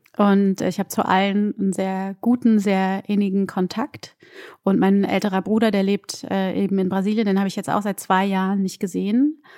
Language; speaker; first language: German; early bilingual, other home language; Portuguese